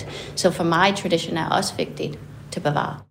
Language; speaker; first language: Danish; non-native, fluent; English